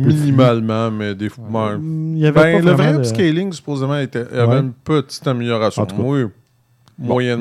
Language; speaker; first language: French; native; French